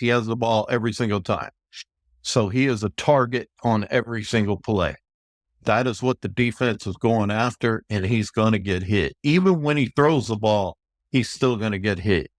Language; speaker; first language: English; native; English